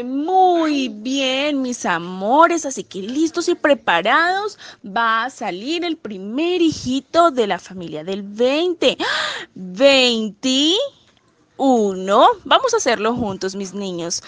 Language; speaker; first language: Spanish; native; Spanish